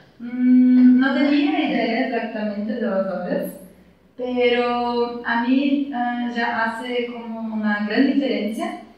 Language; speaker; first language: Spanish; non-native, learner; Portuguese